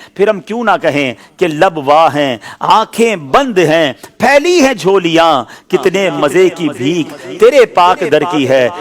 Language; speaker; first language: Urdu; native; Urdu